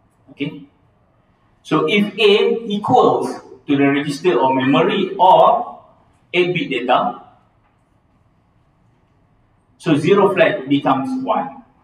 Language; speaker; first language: English; non-native, local second language; Malay